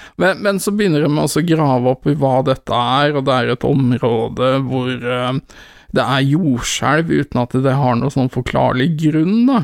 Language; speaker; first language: Norwegian; native; Norwegian